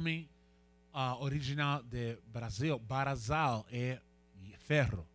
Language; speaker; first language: Portuguese; non-native, learner; Spanish